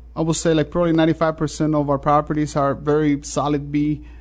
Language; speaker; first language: English; non-native, fluent; Spanish